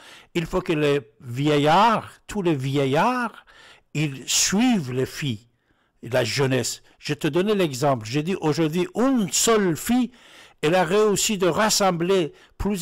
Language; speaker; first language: French; non-native, fluent; Persian